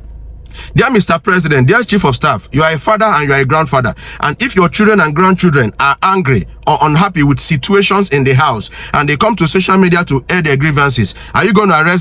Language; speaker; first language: English; non-native, local second language; Igbo